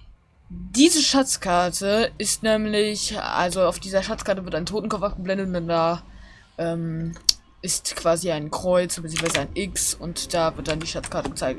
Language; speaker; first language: German; native; German